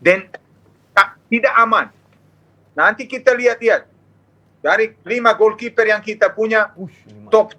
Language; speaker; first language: Indonesian; non-native, fluent; Serbian